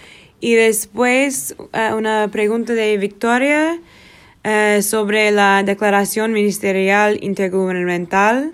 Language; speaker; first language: Spanish; non-native, learner; Portuguese